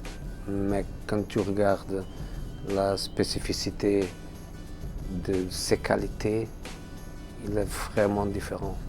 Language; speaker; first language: French; non-native, fluent; Portuguese